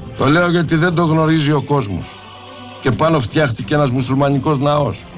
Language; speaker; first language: Greek; native; Greek